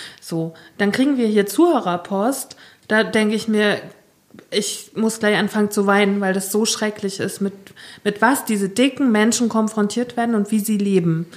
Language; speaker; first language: German; native; German